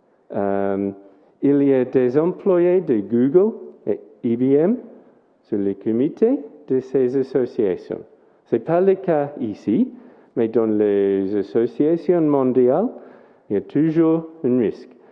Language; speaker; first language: French; non-native, fluent; English